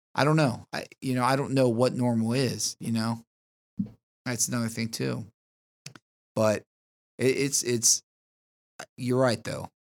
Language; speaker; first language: English; native; English